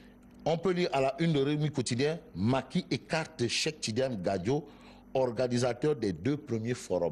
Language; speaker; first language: French; non-native, local second language; Wolof